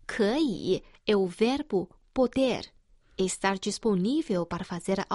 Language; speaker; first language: Portuguese; non-native, fluent; Chinese